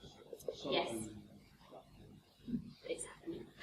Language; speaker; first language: English; native; English